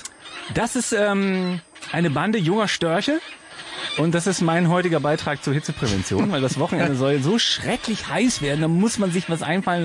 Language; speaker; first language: German; native; German